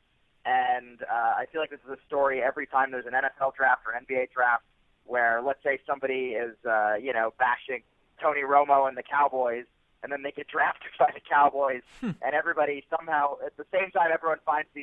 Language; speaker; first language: English; native; English